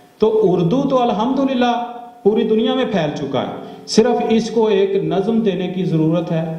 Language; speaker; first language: Urdu; non-native, local second language; Punjabi